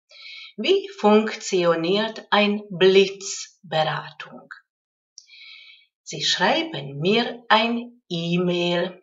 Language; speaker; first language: German; non-native, fluent; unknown